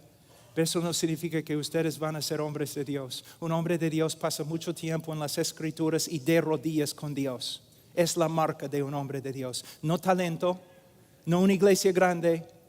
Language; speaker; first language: Spanish; non-native, fluent; English